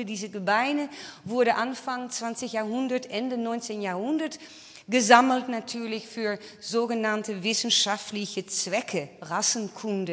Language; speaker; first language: German; non-native, fluent; Dutch